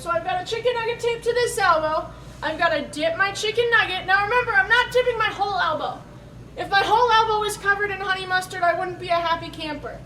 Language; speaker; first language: English; native; English